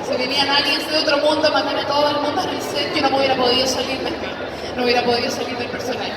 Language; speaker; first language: Spanish; native; Spanish